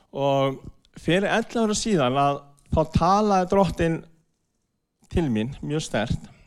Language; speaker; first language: Icelandic; non-native, fluent; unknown